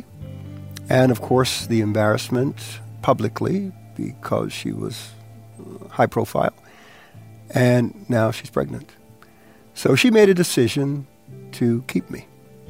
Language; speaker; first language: English; early bilingual, other home language; Spanish